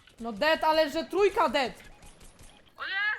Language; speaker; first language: Polish; native; Polish